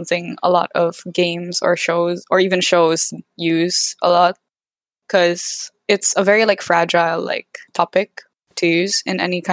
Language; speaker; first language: English; non-native, local second language; Cebuano